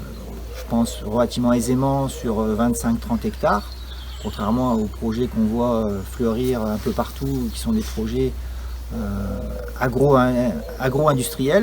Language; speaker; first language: French; native; French